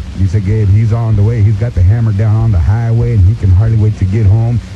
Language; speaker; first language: English; early bilingual, other home language; Spanish